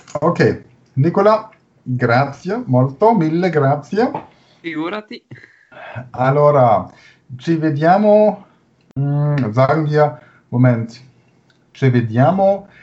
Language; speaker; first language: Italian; non-native, learner; German